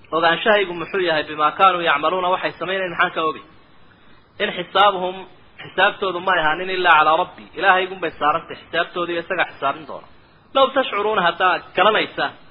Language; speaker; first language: Somali; native; Somali